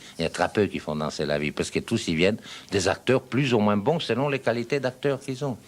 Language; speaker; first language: French; non-native, fluent; Serbian